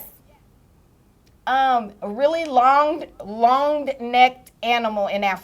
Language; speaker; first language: English; native; English